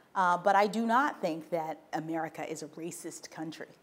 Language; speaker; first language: English; native; English